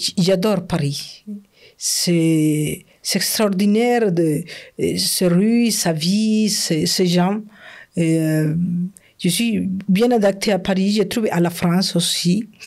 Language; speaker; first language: French; non-native, fluent; Spanish